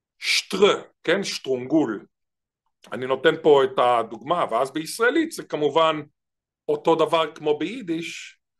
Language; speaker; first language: Hebrew; native; Hebrew